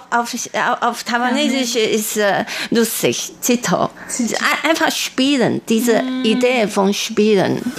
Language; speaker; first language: German; non-native, learner; Chinese